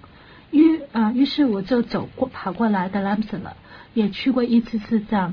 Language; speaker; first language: Chinese; non-native, local second language; Cantonese